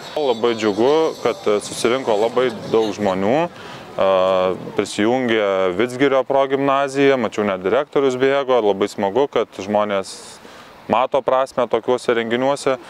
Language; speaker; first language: Lithuanian; native; Lithuanian